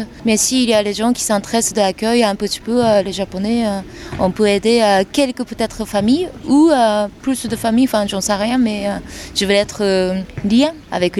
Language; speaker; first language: French; non-native, fluent; Japanese